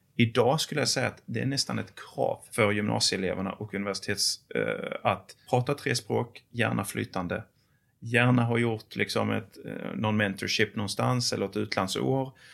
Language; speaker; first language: Swedish; native; Swedish